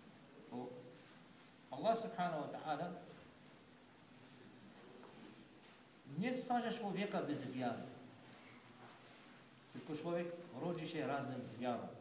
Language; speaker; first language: Polish; non-native, fluent; Arabic